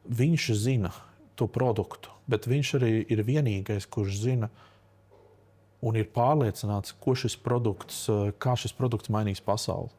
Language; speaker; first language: Latvian; native; Latvian